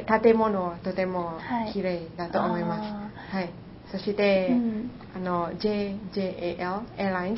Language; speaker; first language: Japanese; non-native, learner; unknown